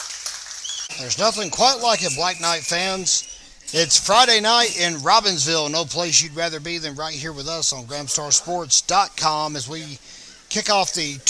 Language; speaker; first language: English; native; English